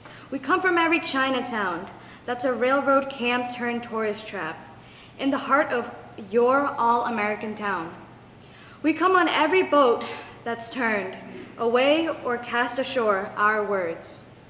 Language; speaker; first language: English; early bilingual, other home language; Vietnamese